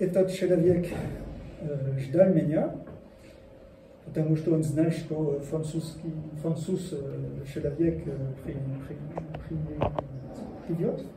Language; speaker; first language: Russian; non-native, learner; French